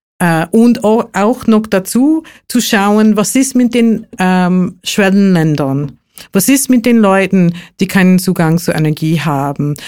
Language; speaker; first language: German; non-native, fluent; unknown